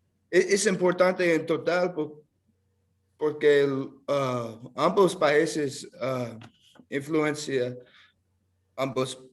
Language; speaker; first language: Spanish; non-native, learner; English